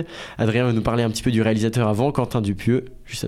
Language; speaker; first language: French; native; French